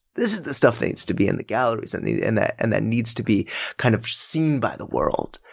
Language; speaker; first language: English; native; English